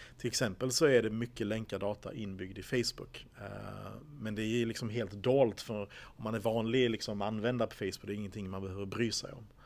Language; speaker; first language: Swedish; native; Swedish